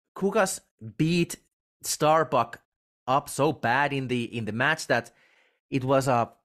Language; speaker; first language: English; non-native, fluent; Finnish